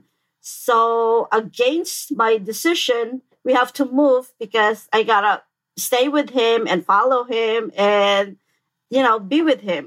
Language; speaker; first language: English; non-native, local second language; Filipino